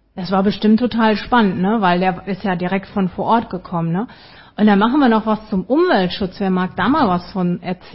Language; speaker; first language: German; native; German